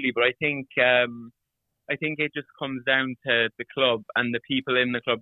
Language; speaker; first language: English; native; English